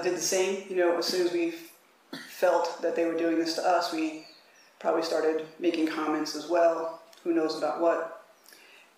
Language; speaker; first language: English; native; English